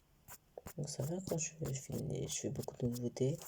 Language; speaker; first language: French; native; French